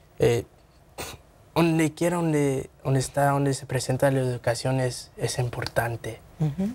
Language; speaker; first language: Spanish; early bilingual, heritage; Spanish